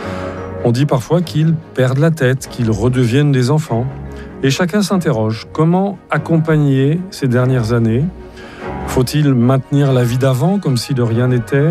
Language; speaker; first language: French; native; French